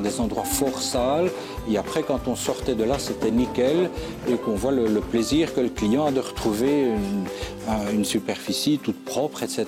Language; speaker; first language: French; native; French